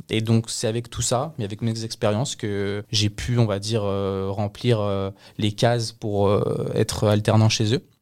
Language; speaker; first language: French; early bilingual, other home language; Spanish